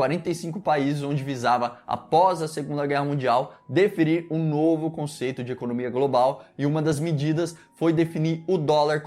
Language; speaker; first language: Portuguese; native; Portuguese